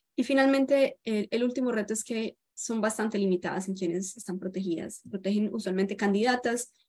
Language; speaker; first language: Spanish; native; Spanish